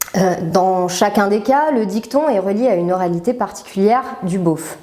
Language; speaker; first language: French; native; French